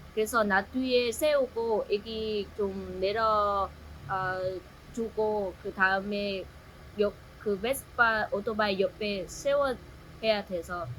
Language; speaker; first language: Korean; non-native, learner; Vietnamese